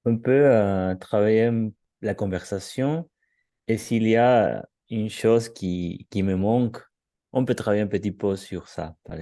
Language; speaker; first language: French; non-native, learner; Spanish